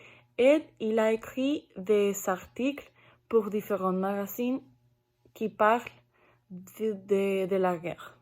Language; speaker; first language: French; non-native, learner; Spanish